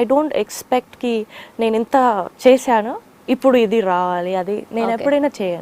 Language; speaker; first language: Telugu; non-native, fluent; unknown